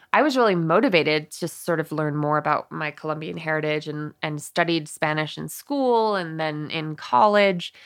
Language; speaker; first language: English; early bilingual, other home language; Spanish